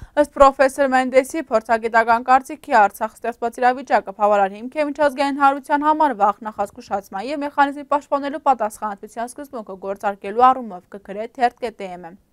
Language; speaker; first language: Armenian; early bilingual, heritage; Armenian